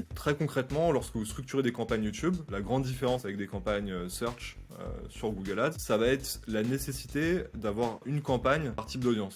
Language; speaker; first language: French; native; French